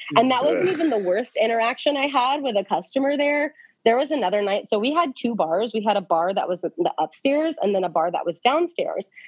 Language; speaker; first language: English; native; English